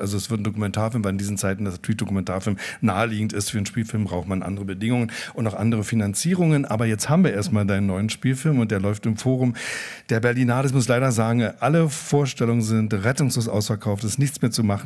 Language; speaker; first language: German; native; German